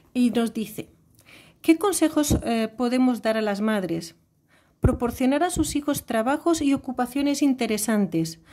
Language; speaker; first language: Spanish; native; Spanish